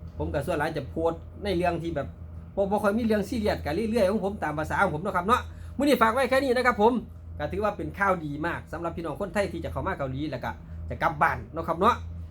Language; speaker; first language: Thai; native; Thai